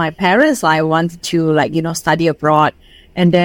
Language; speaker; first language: English; non-native, fluent; Indonesian